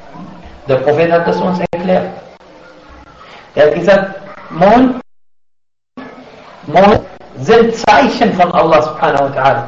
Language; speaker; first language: German; non-native, fluent; Arabic